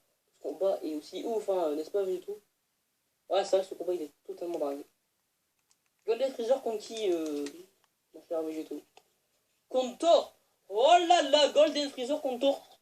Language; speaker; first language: French; native; French